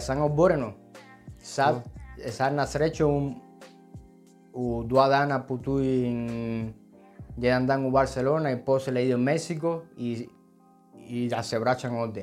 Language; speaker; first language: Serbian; non-native, learner; Spanish